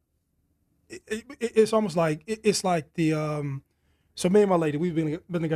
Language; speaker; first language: English; native; English